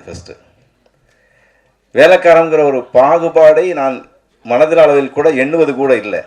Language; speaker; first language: Tamil; native; Tamil